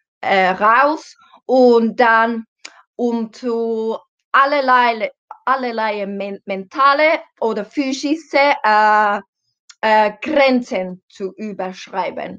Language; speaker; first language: German; non-native, learner; Finnish